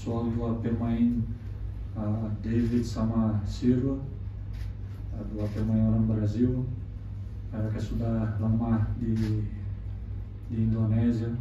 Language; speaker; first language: Indonesian; non-native, fluent; Portuguese